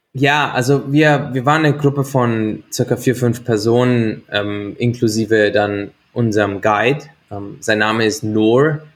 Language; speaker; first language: German; native; German